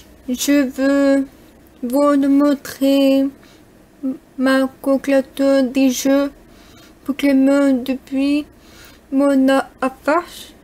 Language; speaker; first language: French; non-native, learner; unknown